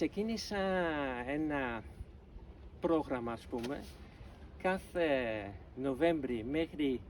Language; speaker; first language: Greek; non-native, fluent; Dutch